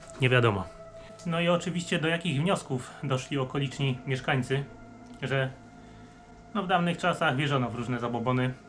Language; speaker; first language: Polish; native; Polish